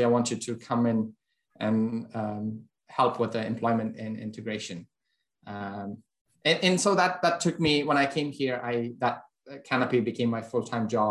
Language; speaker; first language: English; non-native, fluent; Persian